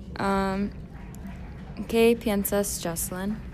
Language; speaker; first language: Spanish; non-native, learner; English